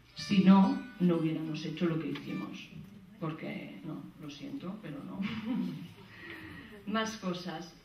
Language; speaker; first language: Spanish; non-native, local second language; Catalan